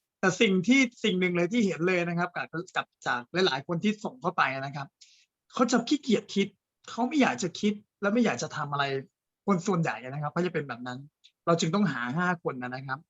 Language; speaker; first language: Thai; native; Thai